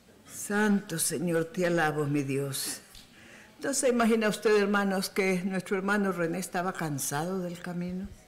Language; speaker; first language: Spanish; native; Spanish